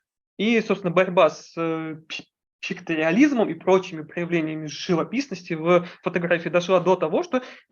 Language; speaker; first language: Russian; native; Russian